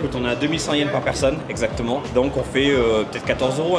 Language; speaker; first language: French; native; French